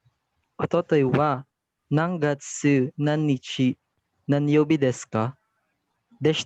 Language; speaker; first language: Japanese; non-native, learner; Filipino